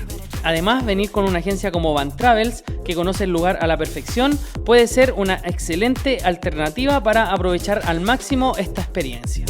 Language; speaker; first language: Spanish; native; Spanish